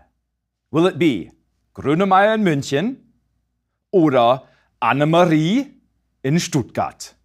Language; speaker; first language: German; non-native, fluent; English